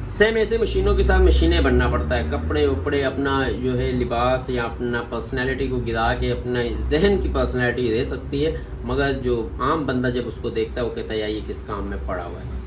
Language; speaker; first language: Urdu; non-native, local second language; Punjabi